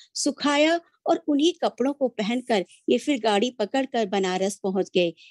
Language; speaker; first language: Hindi; native; Hindi